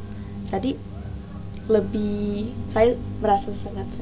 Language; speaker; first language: Indonesian; non-native, learner; English